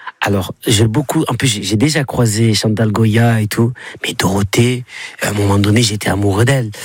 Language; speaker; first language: French; native; French